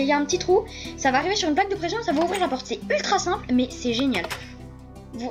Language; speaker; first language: French; native; French